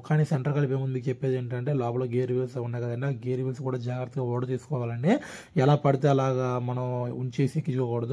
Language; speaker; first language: Telugu; non-native, local second language; Urdu